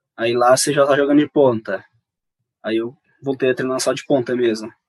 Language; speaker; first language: Portuguese; native; Portuguese